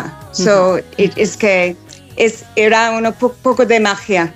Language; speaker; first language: Spanish; non-native, fluent; English